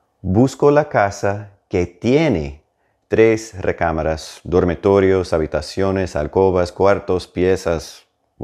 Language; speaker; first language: Spanish; non-native, fluent; English